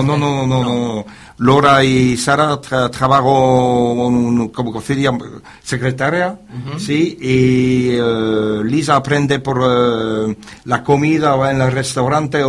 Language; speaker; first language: Spanish; non-native, learner; French